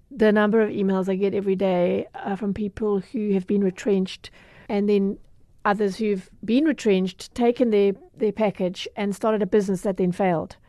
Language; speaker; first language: English; native; English